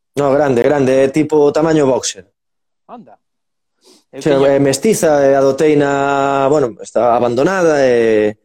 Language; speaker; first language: Galician; native; Galician